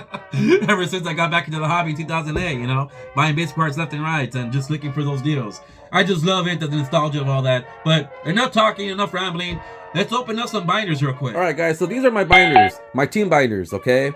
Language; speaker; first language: English; native; English